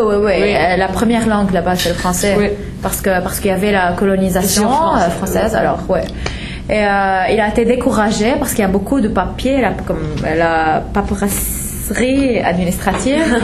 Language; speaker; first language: French; non-native, fluent; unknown